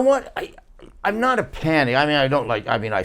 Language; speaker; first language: English; native; English